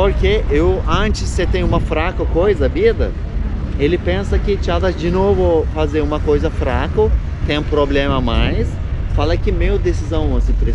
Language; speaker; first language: Portuguese; non-native, learner; Turkish